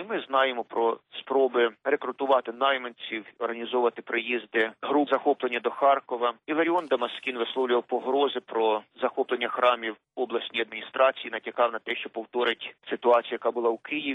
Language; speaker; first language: Ukrainian; native; Ukrainian